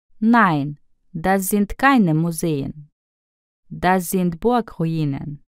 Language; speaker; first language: German; non-native, fluent; Russian